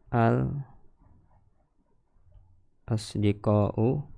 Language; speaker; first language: Arabic; non-native, fluent; Indonesian